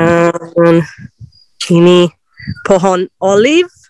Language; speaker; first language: Indonesian; non-native, learner; English